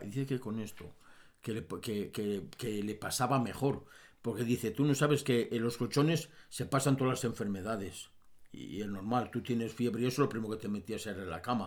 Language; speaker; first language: Spanish; native; Spanish